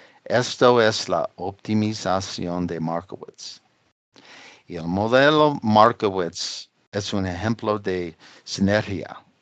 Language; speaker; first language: Spanish; non-native, fluent; English